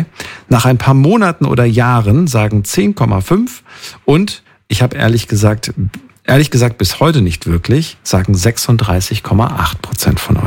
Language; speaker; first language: German; native; German